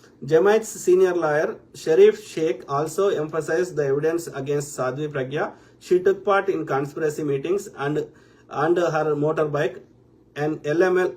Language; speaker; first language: English; non-native, local second language; Telugu